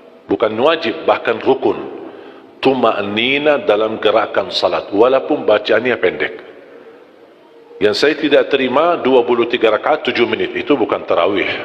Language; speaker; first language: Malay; non-native, fluent; Arabic